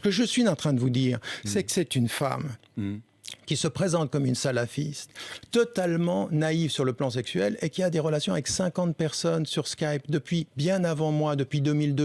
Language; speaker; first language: French; early bilingual, other home language; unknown